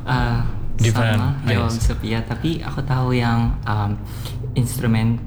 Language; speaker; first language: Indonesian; non-native, learner; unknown